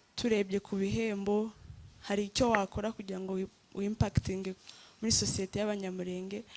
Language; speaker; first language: Rundi; early bilingual, heritage; Rundi